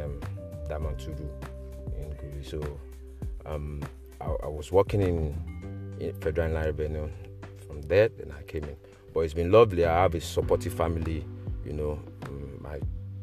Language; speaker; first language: English; non-native, local second language; Yoruba